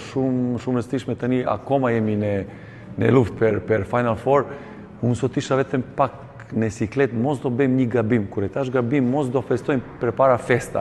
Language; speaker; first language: Albanian; non-native, learner; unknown